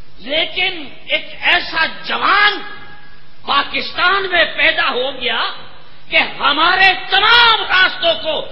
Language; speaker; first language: Urdu; non-native, fluent; Persian